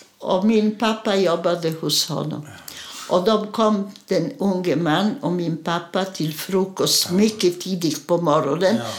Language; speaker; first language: Swedish; non-native, fluent; Polish